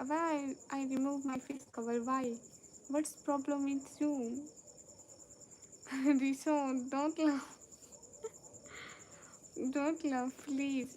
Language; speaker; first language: English; non-native, learner; Urdu